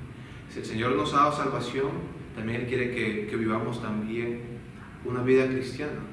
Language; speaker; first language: Spanish; native; Spanish